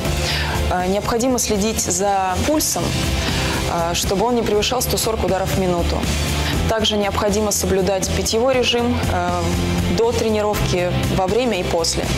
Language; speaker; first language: Russian; native; Russian